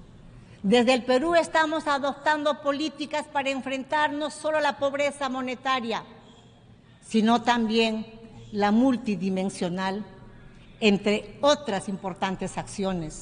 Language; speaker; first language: Spanish; native; Spanish